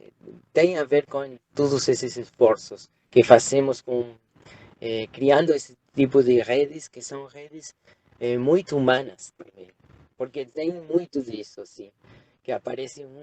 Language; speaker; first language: Portuguese; non-native, fluent; Spanish